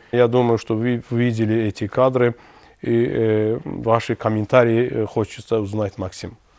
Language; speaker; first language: Russian; non-native, local second language; Azerbaijani